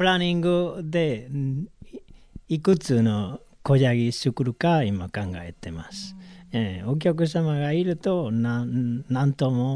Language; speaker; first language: Japanese; non-native, learner; Spanish